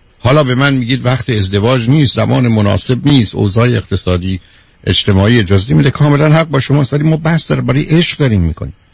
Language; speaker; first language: Persian; native; Persian